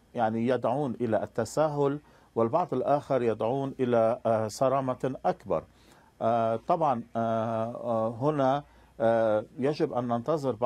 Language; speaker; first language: Arabic; non-native, fluent; Persian